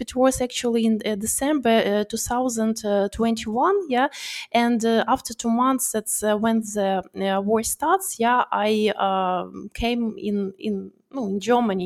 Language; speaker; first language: English; non-native, learner; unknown